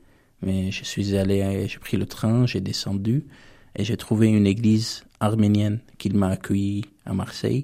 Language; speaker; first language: French; non-native, fluent; Armenian